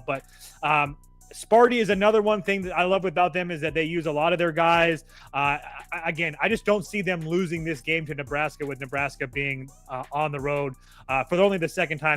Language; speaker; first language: English; native; English